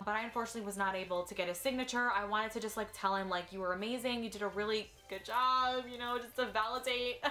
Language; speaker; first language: English; native; English